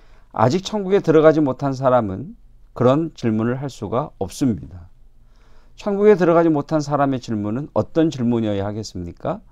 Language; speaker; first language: Korean; native; Korean